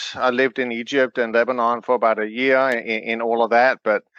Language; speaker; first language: English; non-native, fluent; Danish